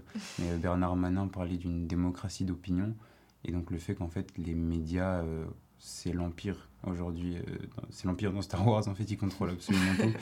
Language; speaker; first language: French; native; French